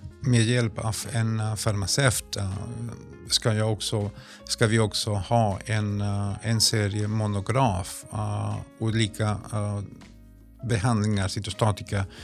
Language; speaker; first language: Swedish; non-native, fluent; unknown